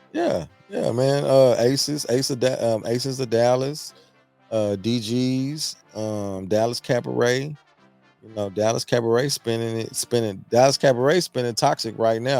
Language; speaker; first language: English; native; English